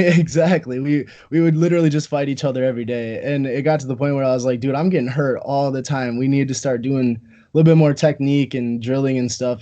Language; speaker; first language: English; native; English